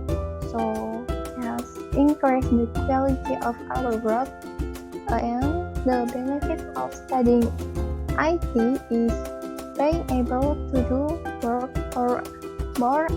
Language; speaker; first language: English; non-native, learner; Indonesian